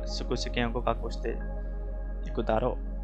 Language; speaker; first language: Japanese; non-native, fluent; Hindi